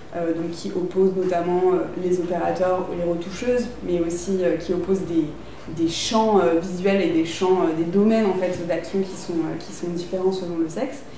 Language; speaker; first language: French; native; French